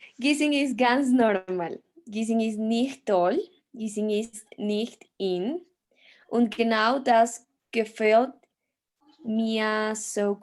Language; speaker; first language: German; non-native, learner; Spanish